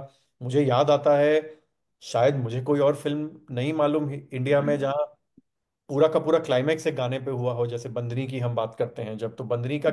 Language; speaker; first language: Hindi; native; Hindi